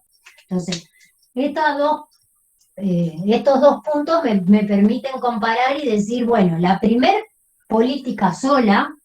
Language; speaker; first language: Spanish; native; Spanish